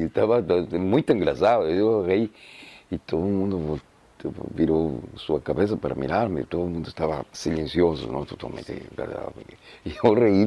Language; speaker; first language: Portuguese; non-native, learner; Spanish